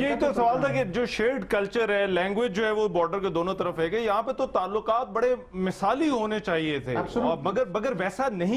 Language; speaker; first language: Urdu; native; Urdu